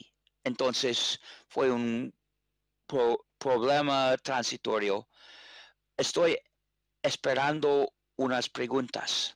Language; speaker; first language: Spanish; non-native, fluent; English